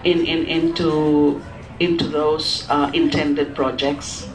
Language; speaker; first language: English; non-native, local second language; Filipino